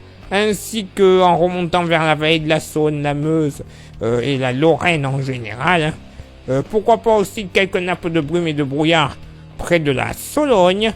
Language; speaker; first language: French; native; French